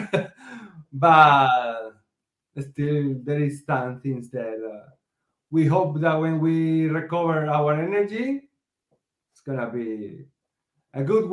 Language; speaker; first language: English; non-native, learner; Spanish